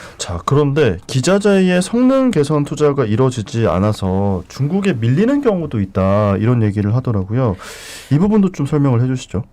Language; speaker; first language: Korean; native; Korean